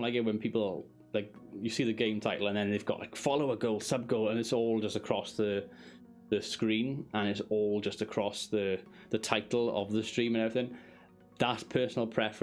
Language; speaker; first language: English; native; English